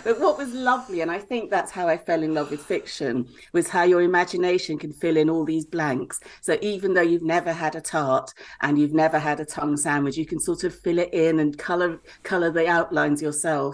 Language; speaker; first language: English; native; English